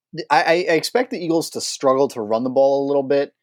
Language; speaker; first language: English; native; English